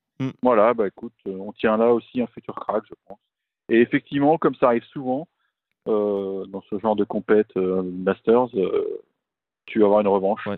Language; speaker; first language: French; native; French